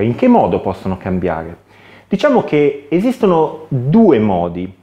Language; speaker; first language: Italian; native; Italian